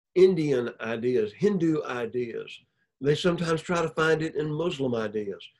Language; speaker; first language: English; native; English